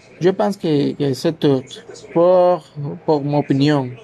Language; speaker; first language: French; non-native, learner; Spanish